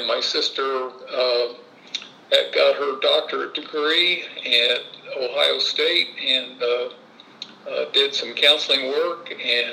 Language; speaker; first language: English; native; English